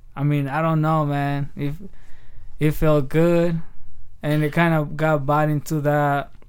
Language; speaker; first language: English; early bilingual, other home language; Spanish